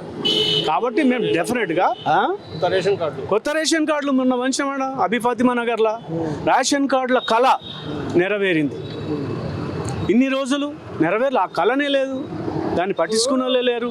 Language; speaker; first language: Telugu; native; Telugu